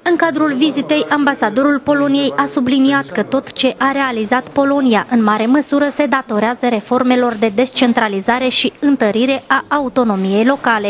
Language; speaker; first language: Romanian; native; Romanian